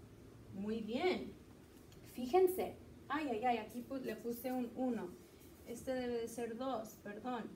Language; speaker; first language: Spanish; early bilingual, heritage; Spanish